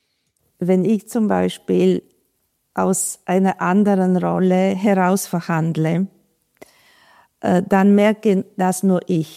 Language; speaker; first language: German; non-native, fluent; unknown